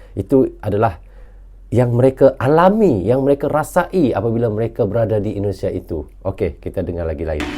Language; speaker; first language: Malay; native; Malay